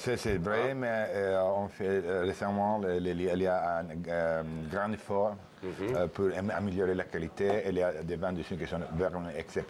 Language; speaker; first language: French; non-native, learner; Italian